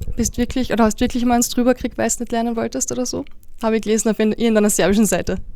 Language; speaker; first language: German; native; German